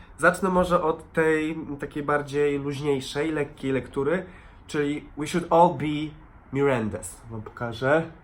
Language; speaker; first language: Polish; native; Polish